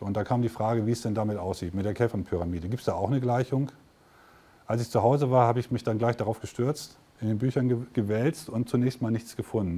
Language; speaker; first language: German; native; German